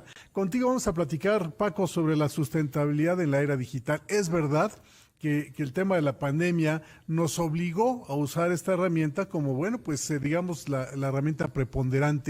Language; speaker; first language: Spanish; native; Spanish